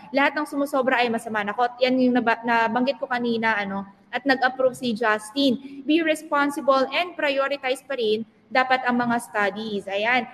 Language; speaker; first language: Filipino; non-native, local second language; Pampanga